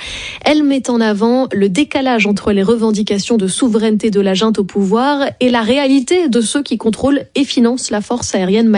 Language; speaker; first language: French; native; French